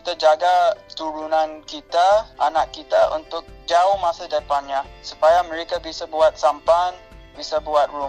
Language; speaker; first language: Indonesian; non-native, fluent; English